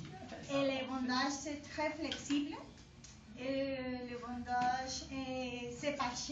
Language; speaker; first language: French; non-native, learner; Spanish